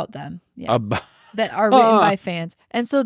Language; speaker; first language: English; native; English